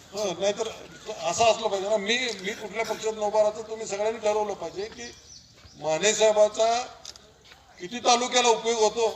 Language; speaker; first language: Marathi; native; Marathi